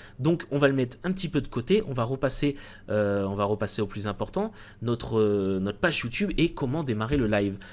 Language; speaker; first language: French; native; French